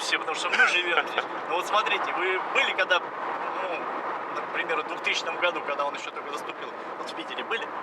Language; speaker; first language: Russian; native; Russian